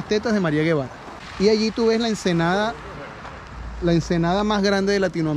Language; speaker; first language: Spanish; native; Spanish